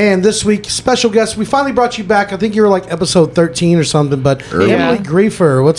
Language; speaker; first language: English; native; English